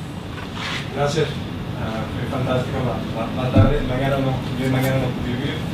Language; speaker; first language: Spanish; non-native, learner; Portuguese